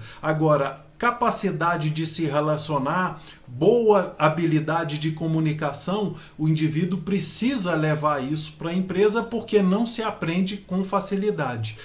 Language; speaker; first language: Portuguese; native; Portuguese